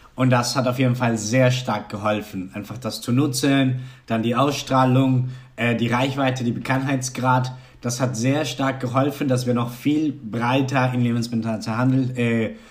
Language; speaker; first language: German; non-native, fluent; Spanish